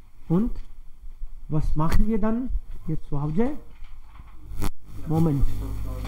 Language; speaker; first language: German; non-native, fluent; Hindi